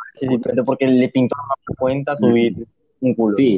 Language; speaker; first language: Spanish; native; Spanish